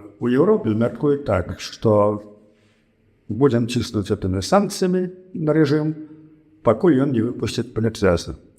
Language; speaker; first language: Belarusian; native; Belarusian